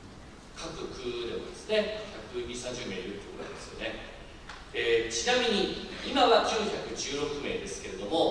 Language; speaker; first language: Japanese; native; Japanese